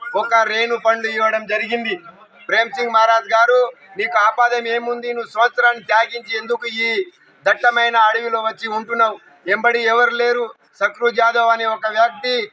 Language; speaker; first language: Telugu; non-native, local second language; Lambadi